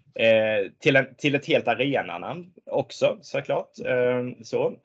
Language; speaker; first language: Swedish; native; Swedish